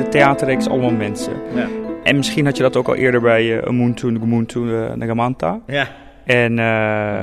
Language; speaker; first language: Dutch; native; Dutch